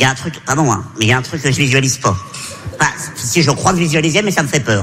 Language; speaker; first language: French; native; French